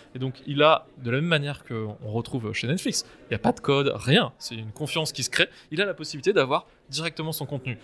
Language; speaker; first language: French; native; French